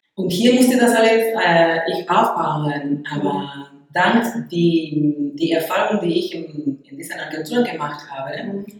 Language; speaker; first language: German; non-native, fluent; Spanish